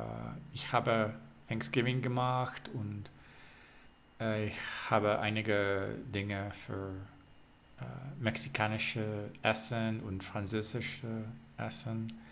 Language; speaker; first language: German; non-native, learner; English